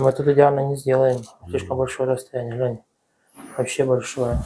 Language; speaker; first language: Russian; native; Russian